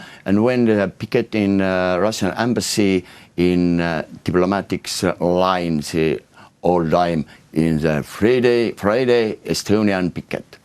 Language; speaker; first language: English; non-native, learner; Estonian